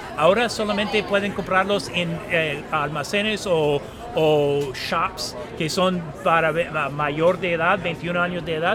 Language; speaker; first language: Spanish; non-native, fluent; English